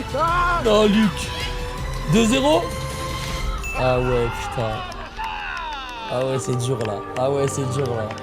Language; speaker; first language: French; native; French